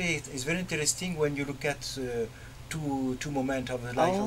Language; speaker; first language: English; non-native, learner; French